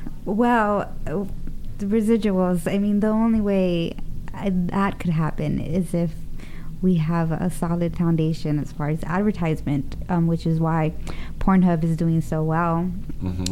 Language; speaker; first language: English; early bilingual, other home language; Spanish